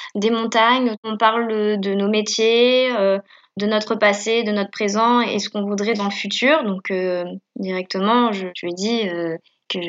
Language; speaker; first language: French; native; French